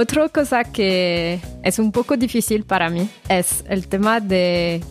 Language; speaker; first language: Spanish; non-native, fluent; French